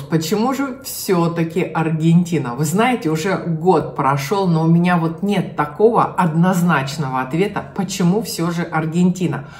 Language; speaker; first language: Russian; native; Russian